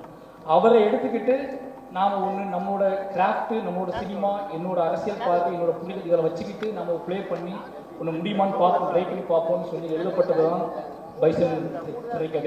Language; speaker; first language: Tamil; native; Tamil